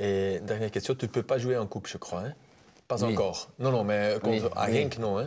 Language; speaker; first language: French; non-native, local second language; Dutch